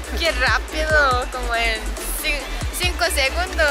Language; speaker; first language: Spanish; non-native, learner; Korean